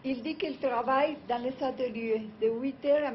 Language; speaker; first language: French; non-native, learner; Spanish